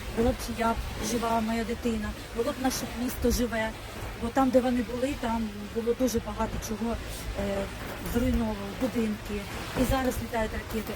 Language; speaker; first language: Ukrainian; non-native, local second language; Russian